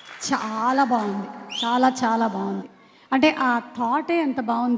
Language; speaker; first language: Telugu; native; Telugu